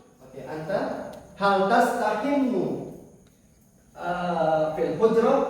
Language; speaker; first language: Arabic; non-native, fluent; Indonesian